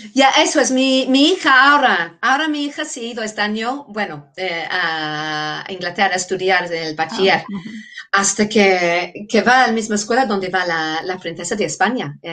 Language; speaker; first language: Spanish; non-native, fluent; English